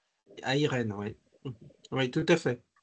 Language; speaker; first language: French; native; French